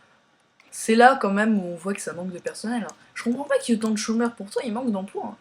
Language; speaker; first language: French; native; French